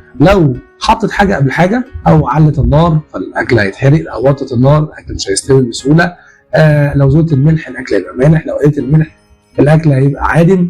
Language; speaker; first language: Arabic; native; Arabic